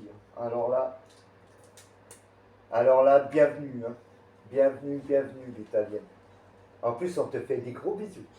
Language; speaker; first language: French; native; French